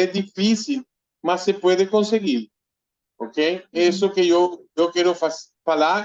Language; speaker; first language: Portuguese; non-native, fluent; Spanish